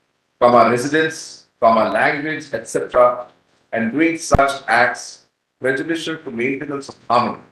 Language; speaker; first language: English; non-native, local second language; Hindi